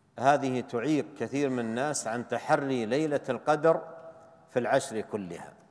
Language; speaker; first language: Arabic; native; Arabic